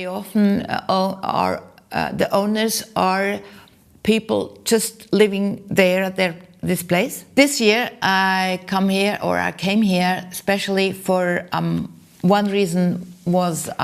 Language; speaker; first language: English; non-native, learner; German